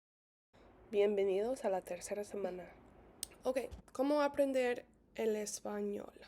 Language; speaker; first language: Spanish; non-native, fluent; English